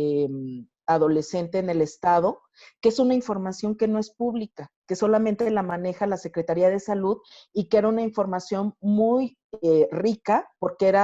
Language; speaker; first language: Spanish; native; Spanish